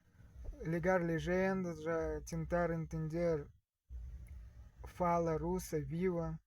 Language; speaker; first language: Portuguese; non-native, learner; Russian